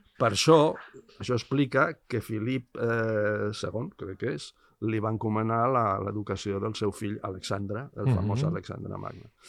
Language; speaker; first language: Catalan; non-native, local second language; Spanish